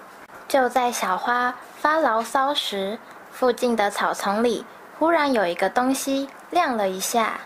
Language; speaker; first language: Chinese; native; Chinese